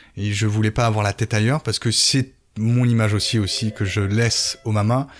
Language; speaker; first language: French; native; French